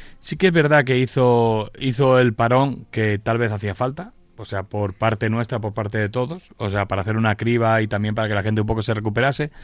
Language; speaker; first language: Spanish; native; Spanish